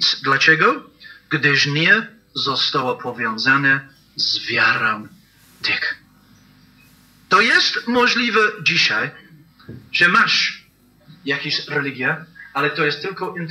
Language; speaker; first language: Polish; non-native, learner; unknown